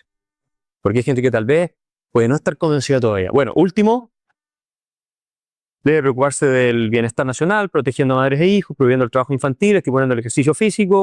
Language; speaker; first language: Spanish; native; Spanish